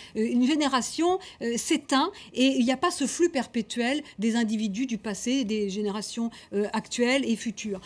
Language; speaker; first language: French; native; French